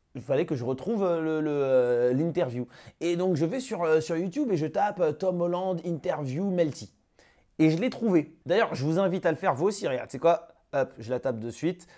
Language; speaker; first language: French; native; French